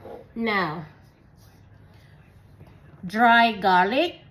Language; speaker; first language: English; non-native, learner; Filipino